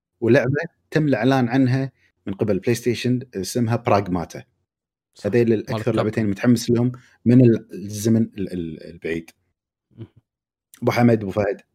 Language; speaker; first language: Arabic; native; Arabic